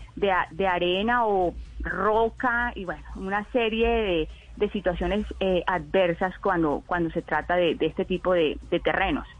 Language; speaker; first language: Spanish; native; Spanish